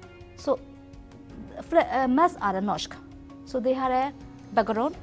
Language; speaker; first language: Norwegian; non-native, learner; Burmese